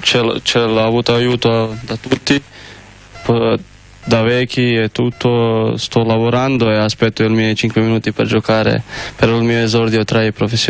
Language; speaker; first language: Italian; non-native, fluent; Croatian